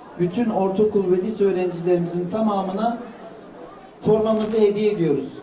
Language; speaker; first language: Turkish; native; Turkish